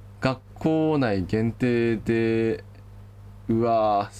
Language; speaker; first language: Japanese; native; Japanese